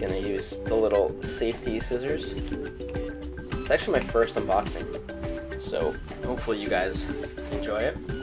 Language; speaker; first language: English; native; English